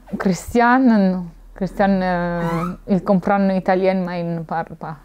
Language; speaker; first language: French; non-native, learner; Italian